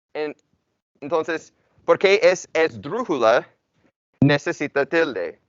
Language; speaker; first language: Spanish; non-native, fluent; English